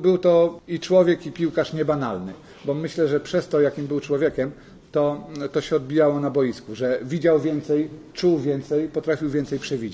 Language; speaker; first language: Polish; native; Polish